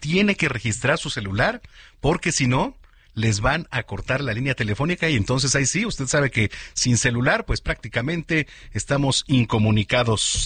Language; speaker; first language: Spanish; native; Spanish